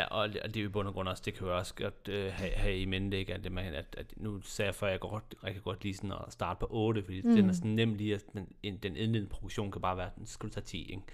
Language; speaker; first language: Danish; native; Danish